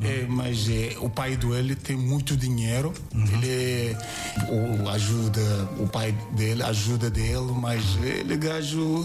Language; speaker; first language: Portuguese; non-native, learner; Yoruba